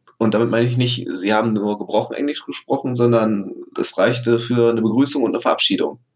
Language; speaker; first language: German; native; German